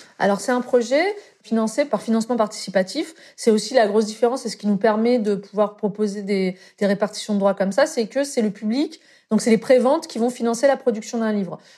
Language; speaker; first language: French; native; French